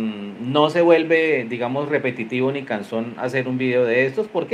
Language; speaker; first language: Spanish; native; Spanish